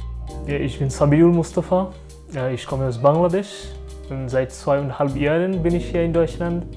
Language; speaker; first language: German; non-native, fluent; Bangla